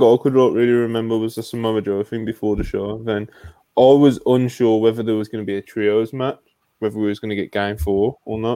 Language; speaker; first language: English; native; English